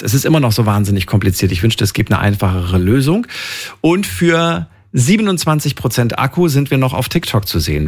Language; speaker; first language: German; native; German